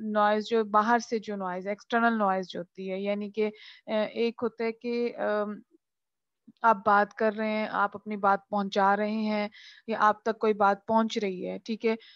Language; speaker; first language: Urdu; non-native, local second language; Punjabi